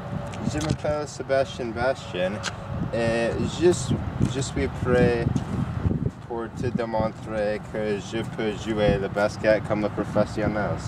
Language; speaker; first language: French; non-native, learner; English